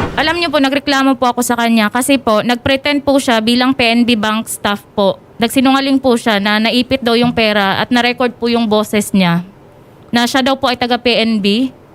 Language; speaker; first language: Filipino; native; Filipino